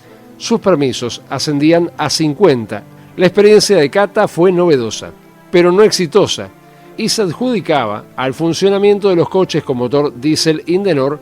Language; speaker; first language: Spanish; native; Spanish